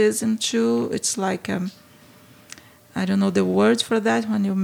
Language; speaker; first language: English; non-native, fluent; Portuguese